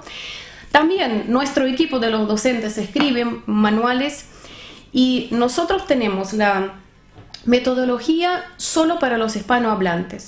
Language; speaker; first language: Spanish; non-native, fluent; Russian